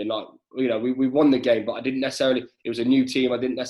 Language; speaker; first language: English; native; English